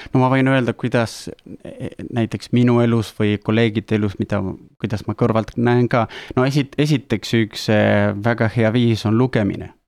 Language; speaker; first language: Estonian; non-native, fluent; Spanish